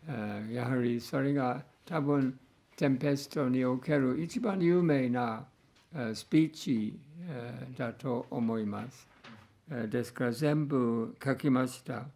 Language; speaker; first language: Japanese; non-native, fluent; English